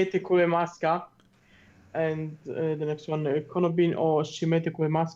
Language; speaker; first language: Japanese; non-native, learner; German